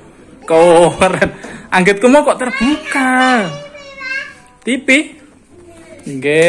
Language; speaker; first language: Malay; non-native, local second language; Javanese